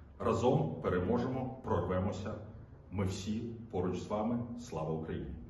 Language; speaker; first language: Ukrainian; native; Ukrainian